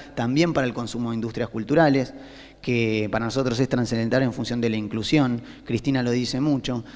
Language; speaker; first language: Spanish; native; Spanish